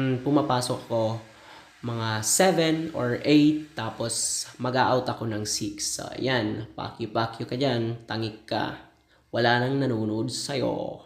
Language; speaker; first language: Filipino; non-native, local second language; Bikol